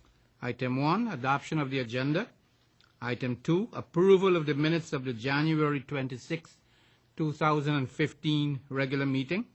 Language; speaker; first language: English; native; English